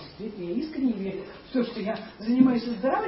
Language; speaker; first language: Russian; native; Russian